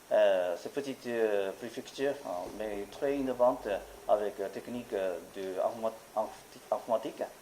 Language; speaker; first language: French; non-native, learner; Japanese